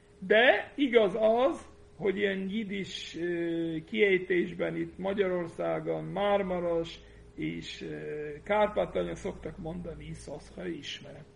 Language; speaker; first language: Hungarian; non-native, fluent; English